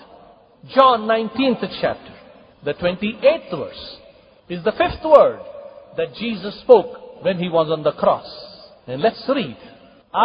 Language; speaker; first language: English; non-native, local second language; Kannada